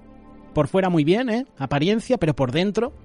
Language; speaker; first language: Spanish; native; Spanish